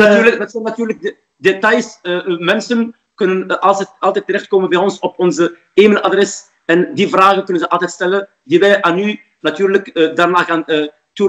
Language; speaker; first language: Dutch; non-native, fluent; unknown